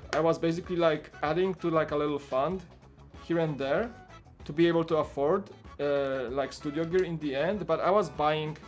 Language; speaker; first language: English; non-native, fluent; Polish